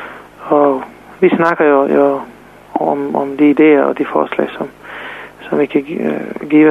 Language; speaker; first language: Danish; non-native, fluent; Serbian